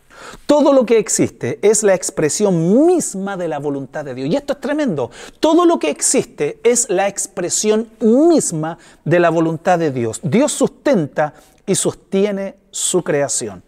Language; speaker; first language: Spanish; native; Spanish